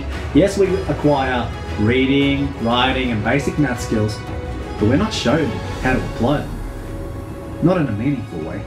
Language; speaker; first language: English; native; English